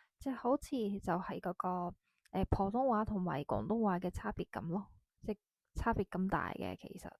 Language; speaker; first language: Cantonese; non-native, fluent; Japanese